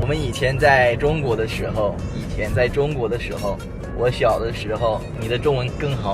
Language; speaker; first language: Chinese; non-native, fluent; English